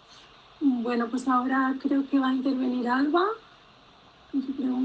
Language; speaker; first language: Spanish; native; Spanish